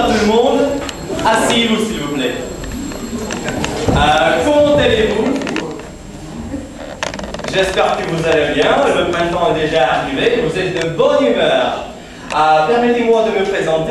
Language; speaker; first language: French; non-native, fluent; Russian